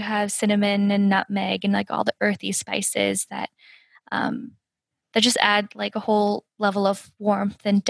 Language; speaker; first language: English; native; English